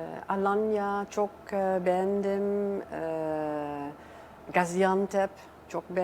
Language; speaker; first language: Turkish; non-native, learner; Dutch